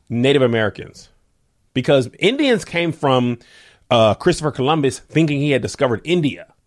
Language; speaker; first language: English; native; English